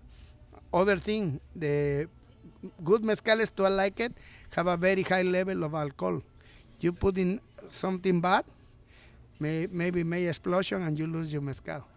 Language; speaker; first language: English; non-native, learner; Spanish